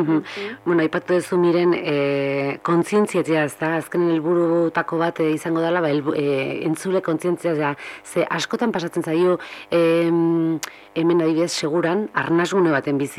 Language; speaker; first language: Basque; native; Basque